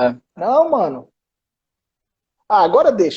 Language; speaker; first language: Portuguese; native; Portuguese